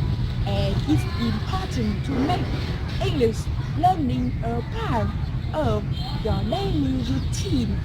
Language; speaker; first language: English; non-native, learner; Thai